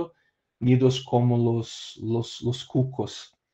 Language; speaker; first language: Spanish; non-native, learner; Portuguese